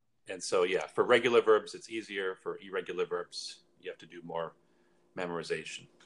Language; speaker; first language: English; native; English